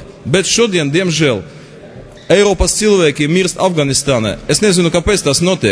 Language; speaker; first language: Latvian; non-native, local second language; Russian